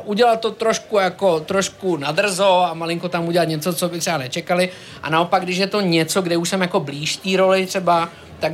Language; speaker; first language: Czech; native; Czech